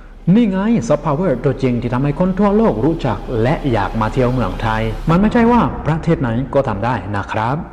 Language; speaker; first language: Thai; native; Thai